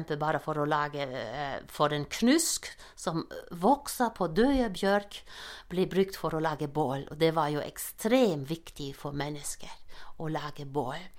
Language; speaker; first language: Norwegian; non-native, fluent; German